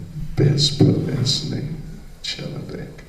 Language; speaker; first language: Russian; non-native, learner; English